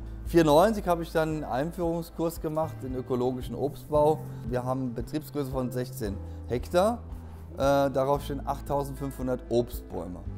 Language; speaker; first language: German; native; German